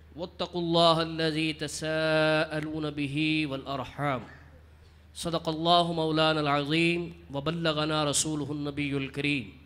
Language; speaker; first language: Urdu; non-native, local second language; Punjabi